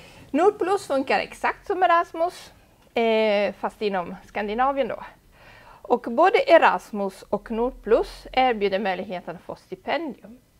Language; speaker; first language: Swedish; non-native, fluent; Italian